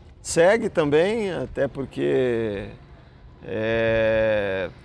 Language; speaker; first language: Portuguese; native; Portuguese